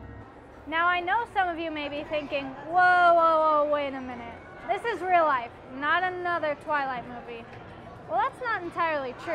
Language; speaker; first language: English; native; English